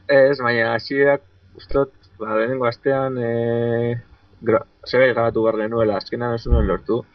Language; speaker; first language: Basque; non-native, local second language; Spanish